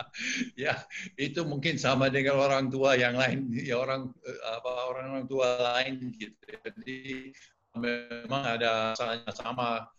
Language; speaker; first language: Indonesian; non-native, fluent; English